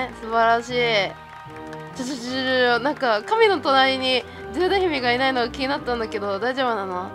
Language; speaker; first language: Japanese; native; Japanese